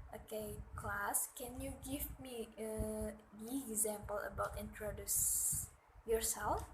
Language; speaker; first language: English; non-native, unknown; Indonesian